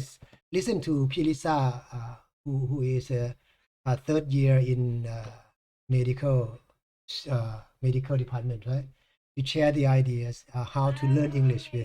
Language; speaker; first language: English; non-native, fluent; Thai